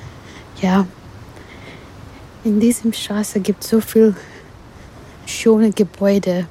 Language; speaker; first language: German; non-native, learner; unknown